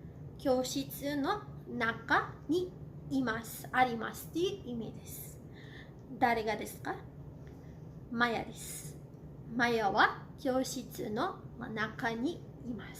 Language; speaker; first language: Japanese; non-native, fluent; Cebuano